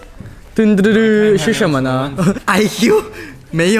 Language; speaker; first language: Chinese; non-native, learner; Thai